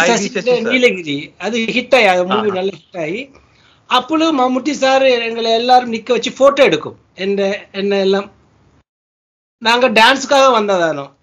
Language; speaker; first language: Malayalam; non-native, learner; Tamil